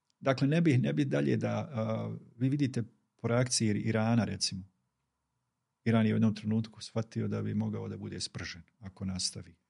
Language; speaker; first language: Bosnian; native; Bosnian